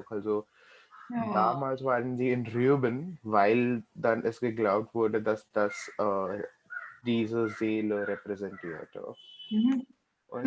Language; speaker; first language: German; non-native, learner; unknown